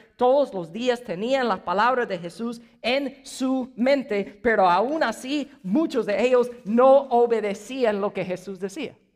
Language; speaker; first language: Spanish; non-native, fluent; English